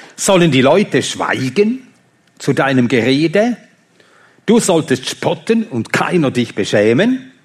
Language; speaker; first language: German; non-native, fluent; Swedish